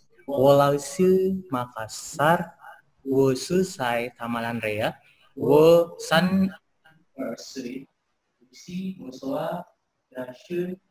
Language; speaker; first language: Chinese; non-native, learner; Indonesian